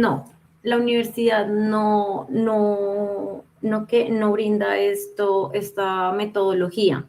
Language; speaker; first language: Spanish; native; Spanish